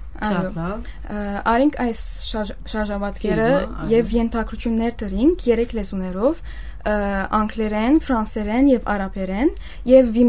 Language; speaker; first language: Armenian; early bilingual, heritage; Armenian